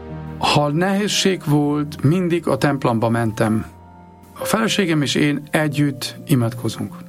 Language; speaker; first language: Hungarian; non-native, fluent; German